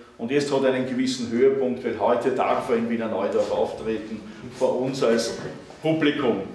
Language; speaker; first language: German; native; German